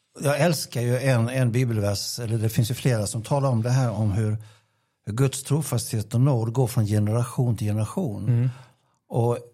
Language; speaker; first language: Swedish; native; Swedish